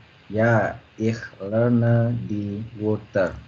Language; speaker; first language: German; non-native, learner; Indonesian